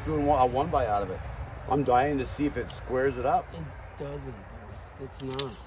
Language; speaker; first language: English; native; English